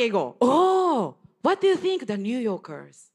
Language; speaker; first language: English; non-native, learner; Japanese